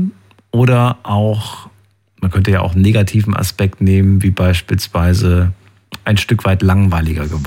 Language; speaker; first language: German; native; German